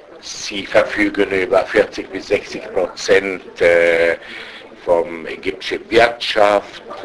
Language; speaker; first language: German; non-native, fluent; Arabic